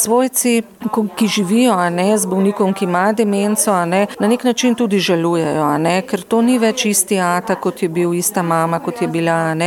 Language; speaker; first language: Slovenian; native; Slovenian